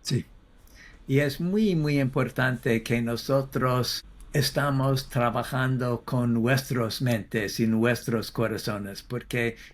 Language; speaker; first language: Spanish; non-native, fluent; English